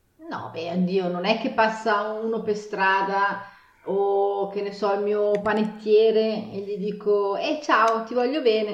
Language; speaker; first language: Italian; native; Italian